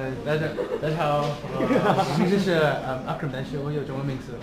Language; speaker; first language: Chinese; non-native, learner; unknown